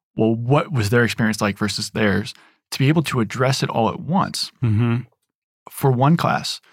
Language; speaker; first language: English; native; English